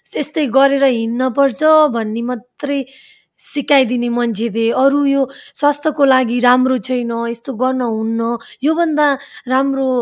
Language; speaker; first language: Nepali; early bilingual, heritage; Nepali